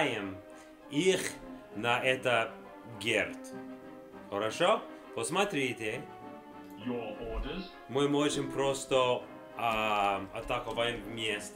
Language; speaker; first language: Russian; non-native, learner; English